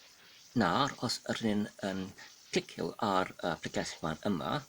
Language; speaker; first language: Welsh; non-native, fluent; English